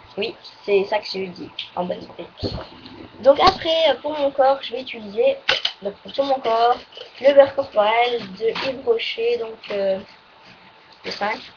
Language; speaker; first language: French; native; French